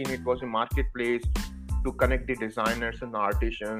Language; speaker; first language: English; non-native, local second language; Hindi